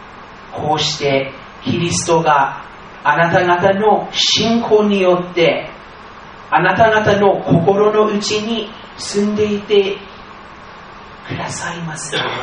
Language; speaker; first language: Japanese; non-native, fluent; English